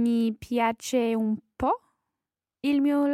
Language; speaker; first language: Italian; non-native, learner; English